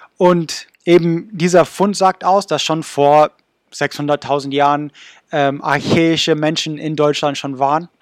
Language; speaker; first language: German; non-native, fluent; English